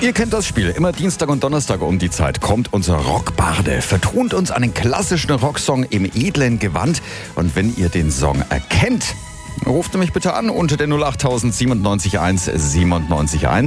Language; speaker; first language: German; native; German